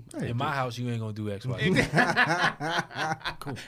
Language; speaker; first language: English; native; English